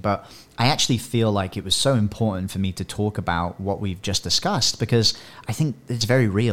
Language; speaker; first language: English; native; English